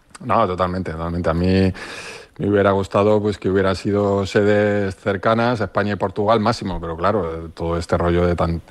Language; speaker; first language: Spanish; native; Spanish